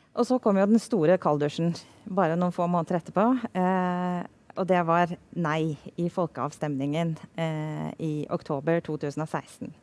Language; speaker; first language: Norwegian; native; Norwegian